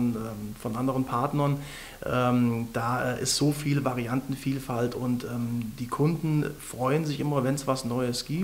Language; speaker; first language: German; native; German